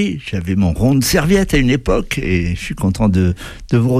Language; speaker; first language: French; native; French